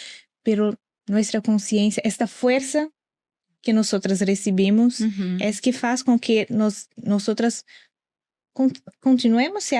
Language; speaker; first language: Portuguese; non-native, learner; Spanish